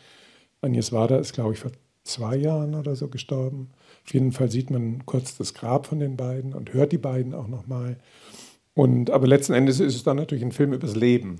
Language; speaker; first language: German; native; German